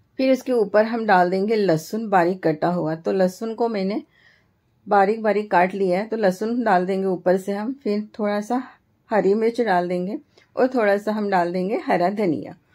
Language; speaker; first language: Hindi; non-native, local second language; Marathi